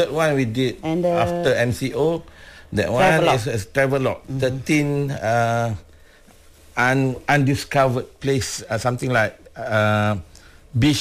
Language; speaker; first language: English; non-native, local second language; Malay